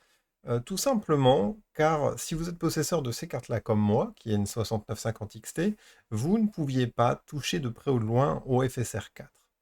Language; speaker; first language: French; native; French